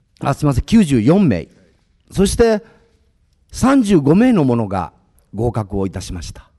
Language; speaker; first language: Japanese; native; Japanese